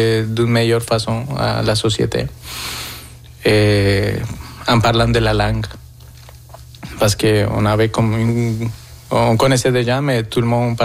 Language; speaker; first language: French; non-native, fluent; Spanish